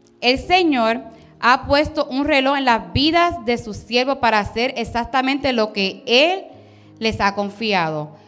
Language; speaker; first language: Spanish; early bilingual, heritage; Spanish